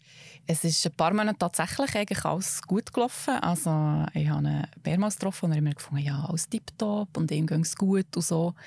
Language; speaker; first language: German; native; German